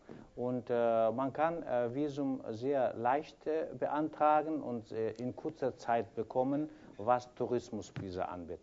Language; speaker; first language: German; non-native, fluent; Kyrgyz